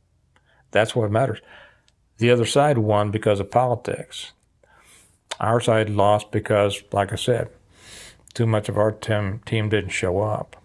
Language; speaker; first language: English; native; English